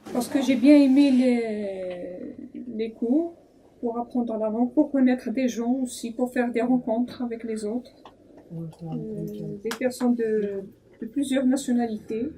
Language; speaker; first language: French; non-native, learner; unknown